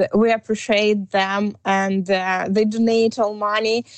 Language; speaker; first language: English; non-native, learner; Ukrainian